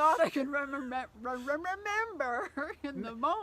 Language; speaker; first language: English; native; English